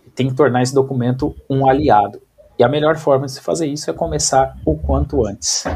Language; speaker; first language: Portuguese; native; Portuguese